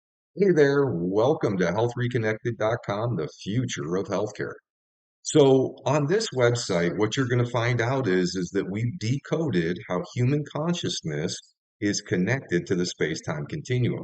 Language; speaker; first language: English; native; English